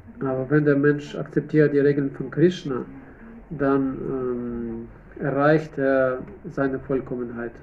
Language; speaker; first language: German; non-native, fluent; Russian